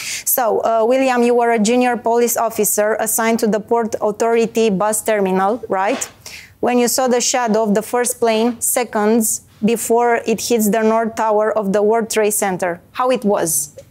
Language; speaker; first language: English; non-native, fluent; Romanian